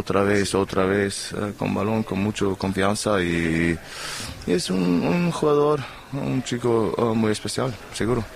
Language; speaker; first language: Spanish; non-native, fluent; German